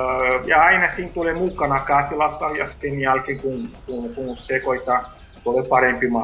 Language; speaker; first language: Finnish; non-native, learner; Portuguese